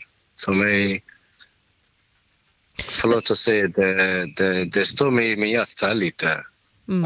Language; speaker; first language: Swedish; non-native, learner; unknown